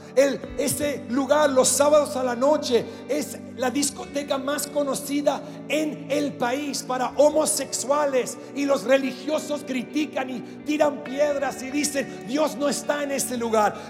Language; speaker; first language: Spanish; non-native, fluent; English